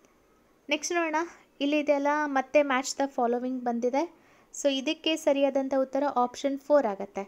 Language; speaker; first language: Kannada; native; Kannada